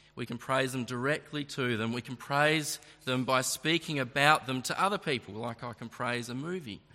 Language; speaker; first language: English; native; English